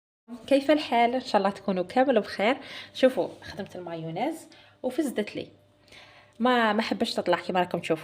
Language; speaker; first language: Arabic; native; Arabic